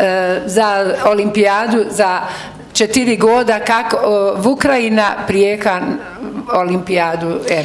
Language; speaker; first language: Russian; non-native, learner; Croatian